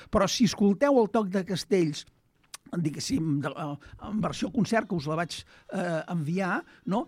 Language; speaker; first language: Catalan; native; Catalan